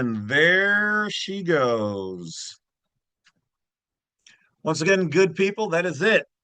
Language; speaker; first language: English; native; English